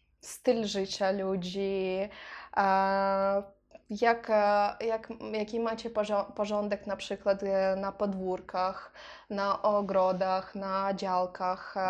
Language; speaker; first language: Polish; non-native, learner; Russian